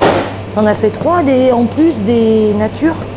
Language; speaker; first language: French; native; French